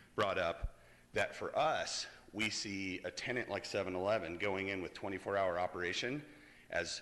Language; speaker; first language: English; native; English